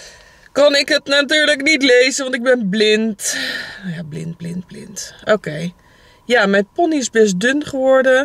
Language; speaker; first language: Dutch; native; Dutch